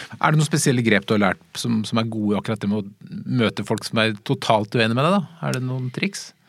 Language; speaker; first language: Norwegian; native; Norwegian